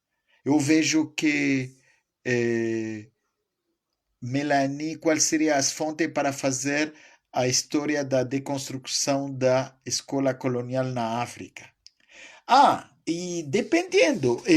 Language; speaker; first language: Portuguese; non-native, fluent; French